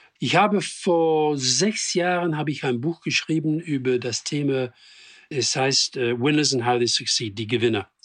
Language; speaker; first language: German; non-native, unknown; English